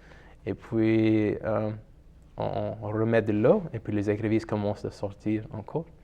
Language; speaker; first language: French; non-native, local second language; English